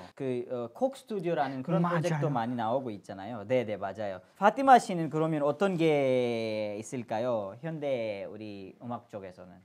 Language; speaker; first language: Korean; non-native, fluent; Urdu